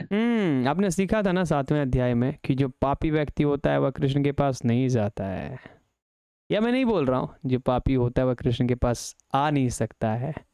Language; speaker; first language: Hindi; native; Hindi